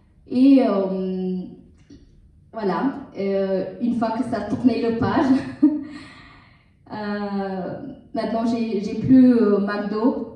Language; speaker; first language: French; non-native, learner; Tamil